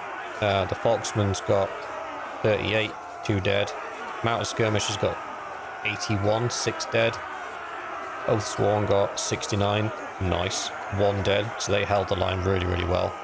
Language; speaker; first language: English; native; English